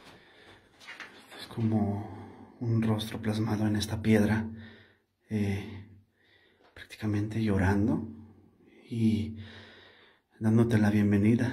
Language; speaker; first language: Spanish; native; Spanish